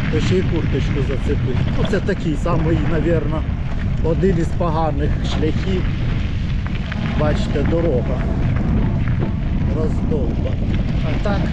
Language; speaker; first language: Ukrainian; native; Ukrainian